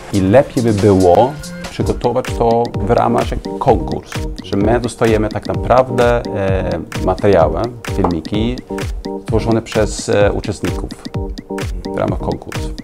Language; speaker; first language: Polish; non-native, learner; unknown